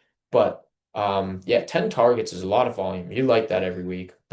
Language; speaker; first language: English; native; English